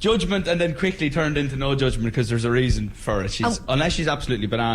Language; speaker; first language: English; native; English